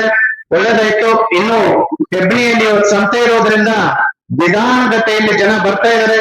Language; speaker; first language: Kannada; native; Kannada